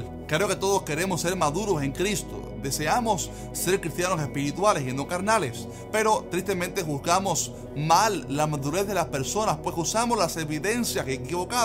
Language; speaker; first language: Spanish; native; Spanish